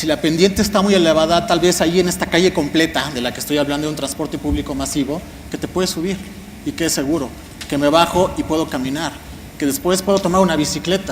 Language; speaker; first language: Spanish; native; Spanish